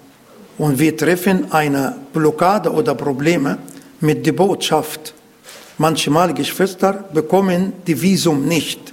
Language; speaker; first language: German; non-native, learner; Arabic